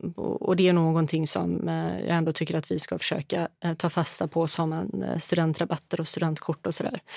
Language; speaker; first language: Swedish; early bilingual, other home language; Bosnian